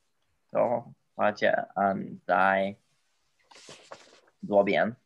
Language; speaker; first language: Chinese; non-native, learner; English